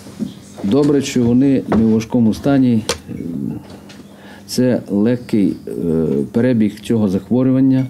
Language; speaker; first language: Ukrainian; native; Ukrainian